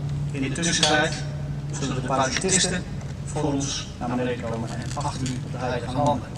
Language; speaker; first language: Dutch; native; Dutch